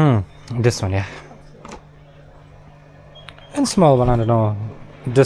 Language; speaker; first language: English; non-native, learner; Lithuanian